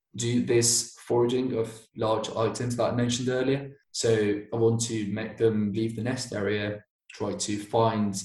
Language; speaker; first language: English; non-native, fluent; Spanish